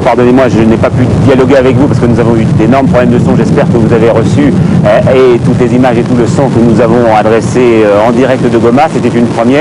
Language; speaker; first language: French; native; French